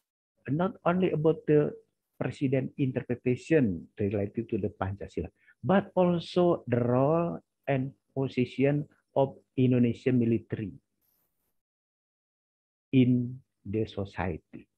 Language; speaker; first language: English; non-native, learner; Indonesian